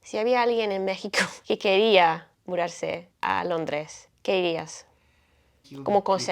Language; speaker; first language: Spanish; non-native, learner; English